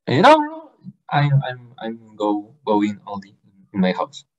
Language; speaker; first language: English; non-native, learner; Spanish